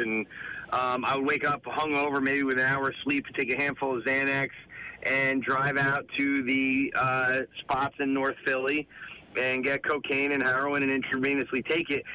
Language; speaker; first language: English; native; English